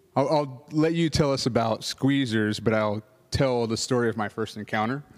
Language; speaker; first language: English; native; English